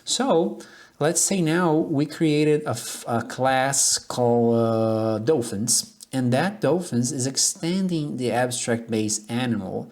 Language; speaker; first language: English; non-native, fluent; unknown